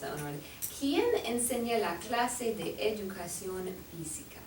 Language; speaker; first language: Spanish; non-native, fluent; English